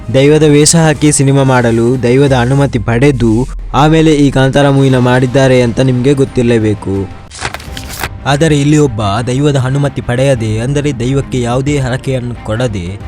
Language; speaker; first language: Kannada; non-native, local second language; Tulu